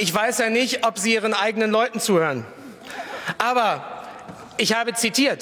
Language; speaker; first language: German; native; German